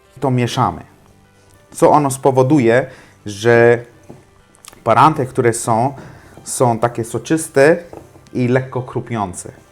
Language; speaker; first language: Polish; non-native, fluent; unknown